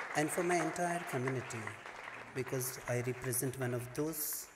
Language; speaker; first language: English; non-native, local second language; Hindi